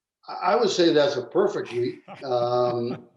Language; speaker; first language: English; native; English